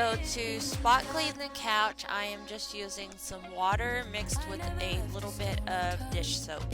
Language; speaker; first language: English; native; English